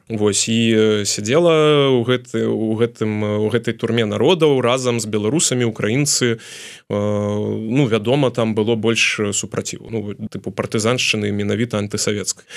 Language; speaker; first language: Belarusian; non-native, local second language; Russian